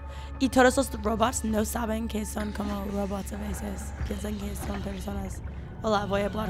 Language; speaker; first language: Spanish; non-native, learner; English